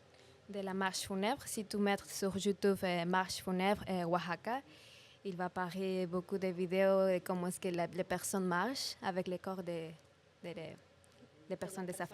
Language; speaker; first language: French; non-native, learner; Spanish